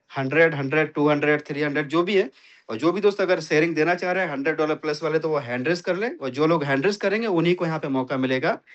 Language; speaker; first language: Hindi; native; Hindi